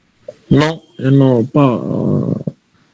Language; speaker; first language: French; non-native, local second language; Arabic